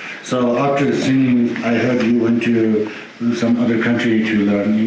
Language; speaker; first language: English; non-native, learner; Tibetan